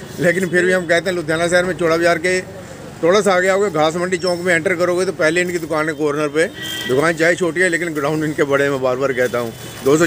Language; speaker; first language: Hindi; non-native, local second language; Punjabi